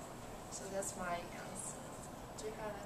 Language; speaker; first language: English; non-native, learner; Chinese